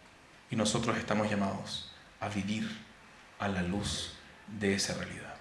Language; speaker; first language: Spanish; native; Spanish